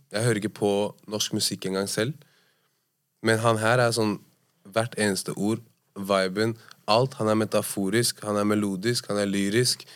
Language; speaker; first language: Norwegian; early bilingual, other home language; Arabic